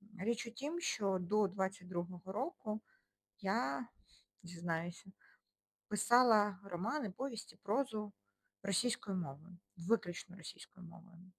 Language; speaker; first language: Ukrainian; non-native, local second language; Russian